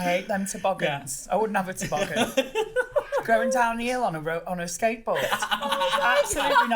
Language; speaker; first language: English; native; English